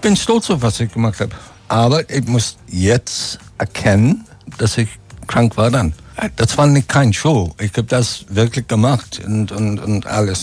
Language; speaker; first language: German; non-native, fluent; English